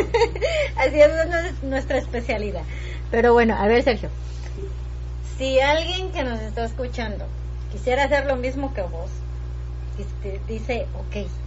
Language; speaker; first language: Spanish; native; Spanish